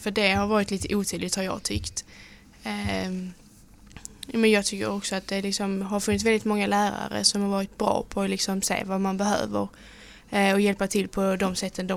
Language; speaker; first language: Swedish; native; Swedish